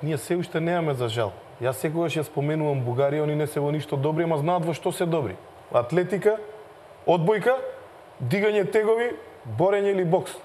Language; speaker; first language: Macedonian; native; Macedonian